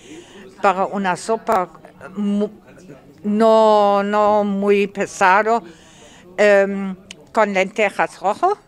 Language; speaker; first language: Spanish; non-native, learner; German